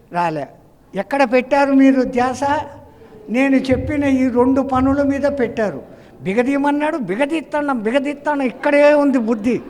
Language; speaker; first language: Telugu; non-native, fluent; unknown